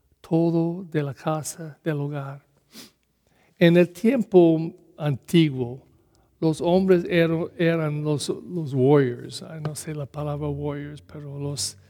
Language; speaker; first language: Spanish; non-native, learner; English